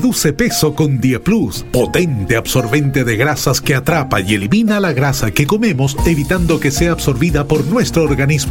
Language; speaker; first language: Spanish; native; Spanish